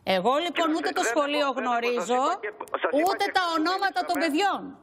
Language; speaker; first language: Greek; native; Greek